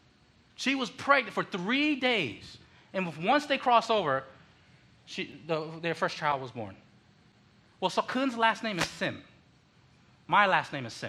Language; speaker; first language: English; native; English